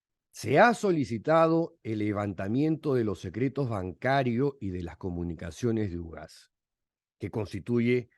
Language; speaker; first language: Spanish; native; Spanish